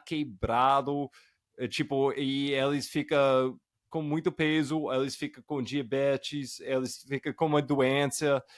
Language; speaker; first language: Portuguese; non-native, fluent; English